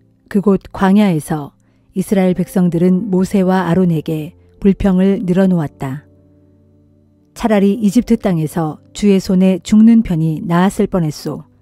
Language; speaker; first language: Korean; native; Korean